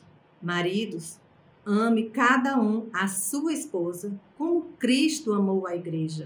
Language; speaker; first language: Portuguese; native; Portuguese